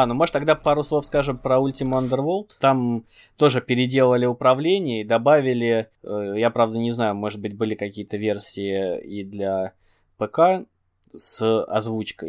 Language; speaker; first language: Russian; native; Russian